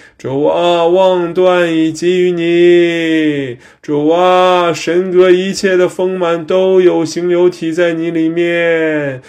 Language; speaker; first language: Chinese; native; Chinese